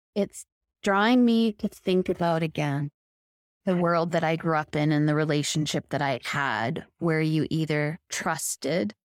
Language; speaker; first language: English; native; English